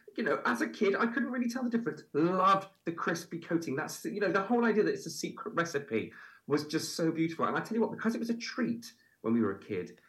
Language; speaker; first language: English; native; English